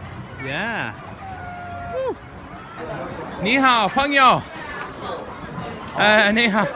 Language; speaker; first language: Chinese; non-native, learner; English